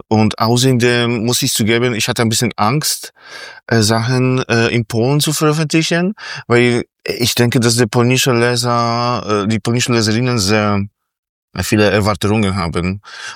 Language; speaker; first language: German; non-native, fluent; Polish